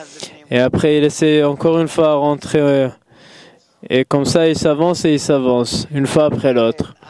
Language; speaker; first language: French; non-native, fluent; Hebrew